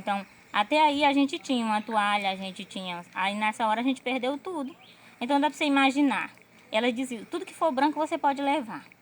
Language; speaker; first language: Portuguese; native; Portuguese